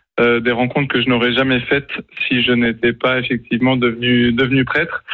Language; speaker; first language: French; native; French